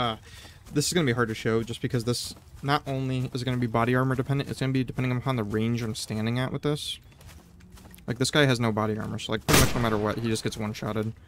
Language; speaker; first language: English; native; English